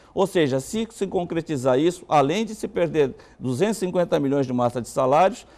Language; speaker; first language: Portuguese; native; Portuguese